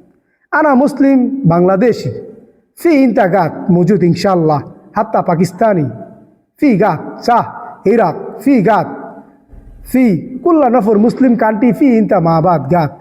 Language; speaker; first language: Arabic; non-native, learner; Bangla